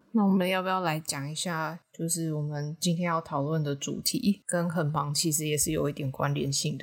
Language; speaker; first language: Chinese; native; Chinese